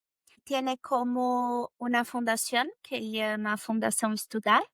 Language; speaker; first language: Spanish; non-native, fluent; Portuguese